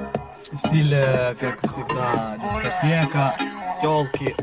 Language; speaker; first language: Russian; non-native, fluent; Italian